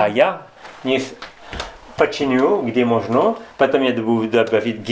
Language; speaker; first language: Russian; non-native, learner; French